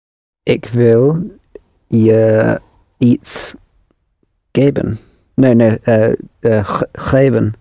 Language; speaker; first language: Dutch; non-native, learner; English